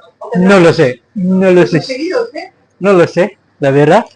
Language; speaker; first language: Spanish; non-native, learner; Filipino